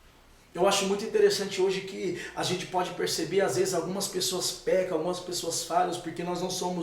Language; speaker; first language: Portuguese; native; Portuguese